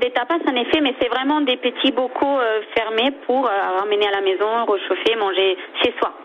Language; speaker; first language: French; non-native, fluent; Spanish